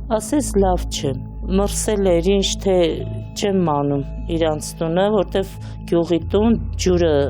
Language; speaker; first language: Armenian; native; Armenian